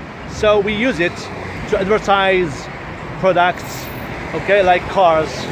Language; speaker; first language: English; non-native, fluent; Arabic